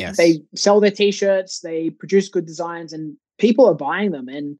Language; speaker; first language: English; native; English